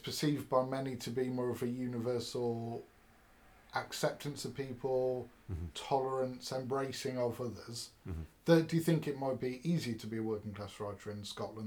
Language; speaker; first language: English; native; English